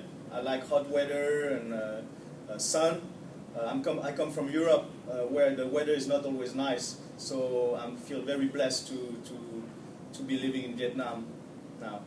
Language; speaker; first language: English; non-native, fluent; French